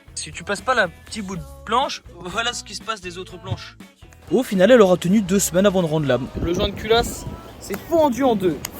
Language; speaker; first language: French; native; French